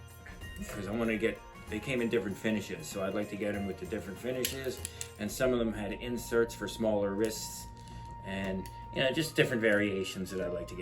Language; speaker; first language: English; native; English